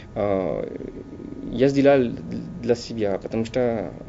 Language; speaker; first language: Russian; non-native, learner; French